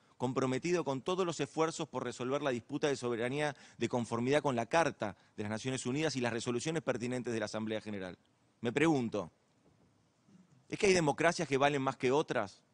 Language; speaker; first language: Spanish; native; Spanish